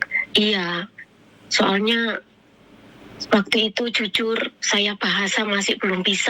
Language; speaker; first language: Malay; non-native, local second language; Javanese